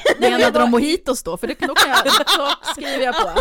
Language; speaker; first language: Swedish; early bilingual, other home language; Greek